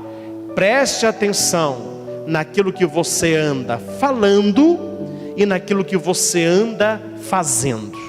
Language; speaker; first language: Portuguese; native; Portuguese